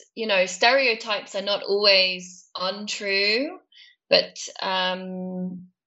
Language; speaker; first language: English; native; English